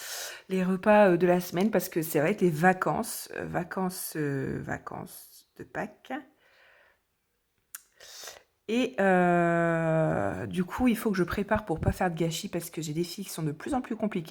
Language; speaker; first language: French; native; French